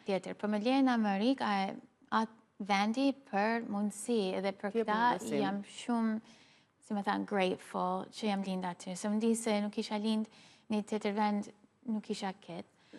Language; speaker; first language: Albanian; early bilingual, heritage; Albanian